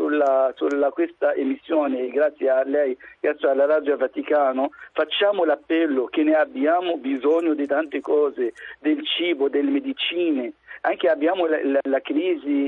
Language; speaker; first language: Italian; non-native, fluent; Arabic